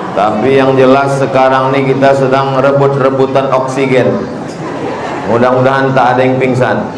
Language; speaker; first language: Indonesian; native; Indonesian